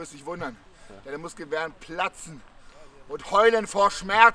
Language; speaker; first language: German; native; German